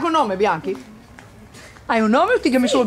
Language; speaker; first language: Italian; native; Italian